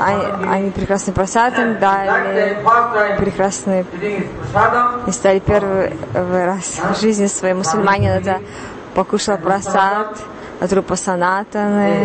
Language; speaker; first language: Russian; non-native, learner; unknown